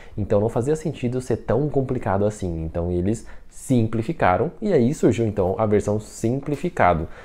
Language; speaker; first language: Portuguese; non-native, fluent; Chinese